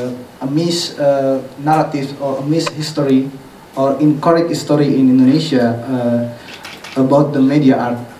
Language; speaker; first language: English; non-native, fluent; Indonesian